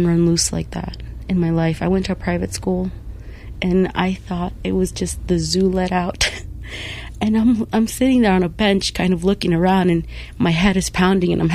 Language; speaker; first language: English; non-native, local second language; Spanish